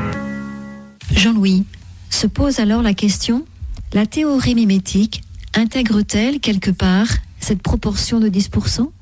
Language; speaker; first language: French; native; French